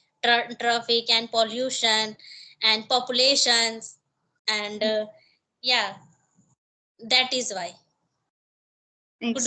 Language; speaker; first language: English; non-native, learner; Hindi